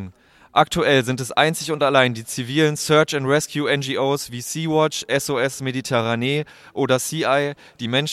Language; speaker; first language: German; native; German